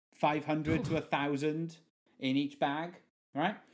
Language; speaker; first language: English; native; English